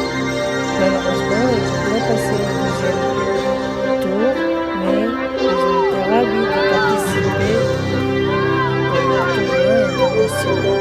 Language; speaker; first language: French; non-native, fluent; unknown